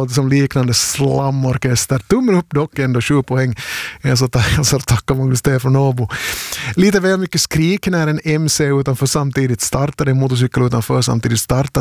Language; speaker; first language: Swedish; native; Swedish